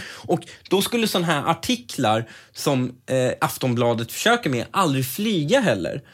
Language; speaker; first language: Swedish; early bilingual, other home language; Persian